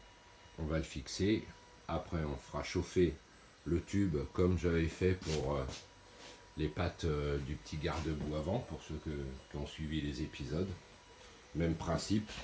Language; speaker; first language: French; native; French